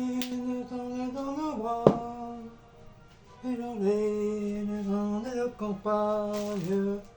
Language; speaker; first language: French; native; French